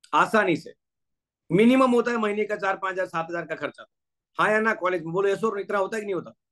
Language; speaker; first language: Hindi; non-native, local second language; Gujarati